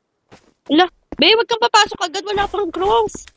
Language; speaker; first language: Filipino; native; Filipino